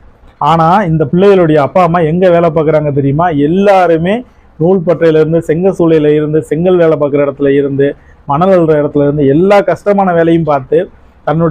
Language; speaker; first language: Tamil; native; Tamil